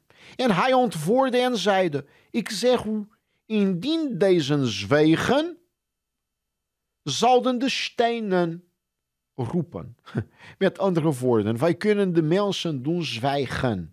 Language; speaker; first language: Dutch; non-native, fluent; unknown